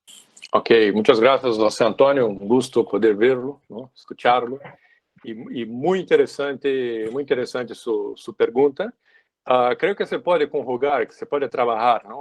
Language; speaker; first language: Spanish; non-native, fluent; Portuguese